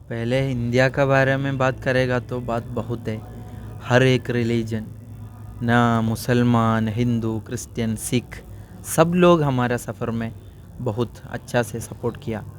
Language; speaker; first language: Hindi; non-native, local second language; Malayalam